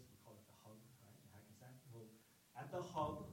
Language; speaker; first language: English; non-native, fluent; Korean